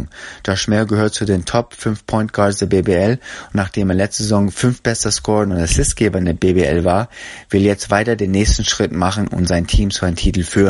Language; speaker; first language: German; native; German